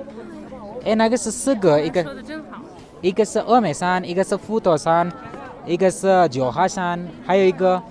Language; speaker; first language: Chinese; non-native, learner; Hindi